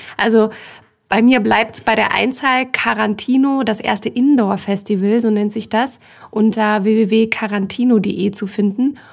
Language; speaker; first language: German; native; German